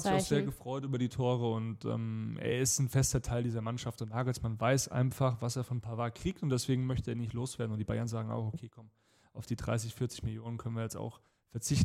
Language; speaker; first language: German; native; German